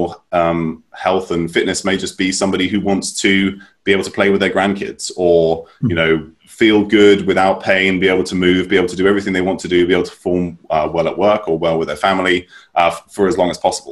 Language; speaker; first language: English; native; English